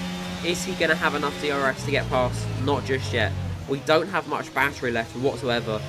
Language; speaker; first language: English; native; English